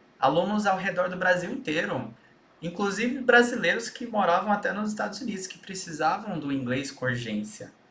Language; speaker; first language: Portuguese; early bilingual, heritage; Portuguese